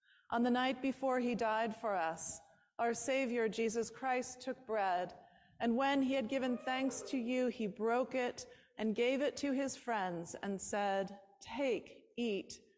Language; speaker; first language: English; native; English